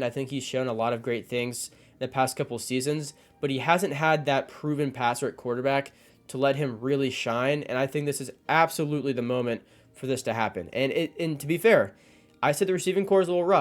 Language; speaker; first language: English; native; English